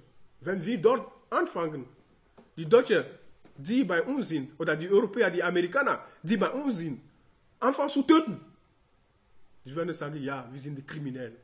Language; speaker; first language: German; non-native, learner; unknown